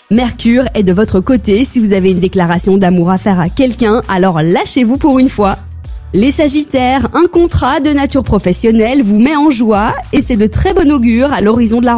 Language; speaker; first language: French; native; French